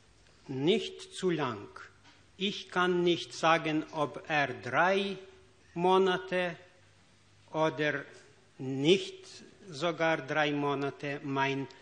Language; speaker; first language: German; non-native, fluent; Ukrainian